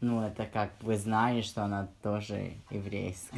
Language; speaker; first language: Russian; early bilingual, heritage; Russian